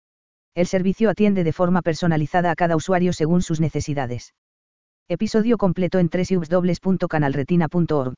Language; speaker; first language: Spanish; native; Spanish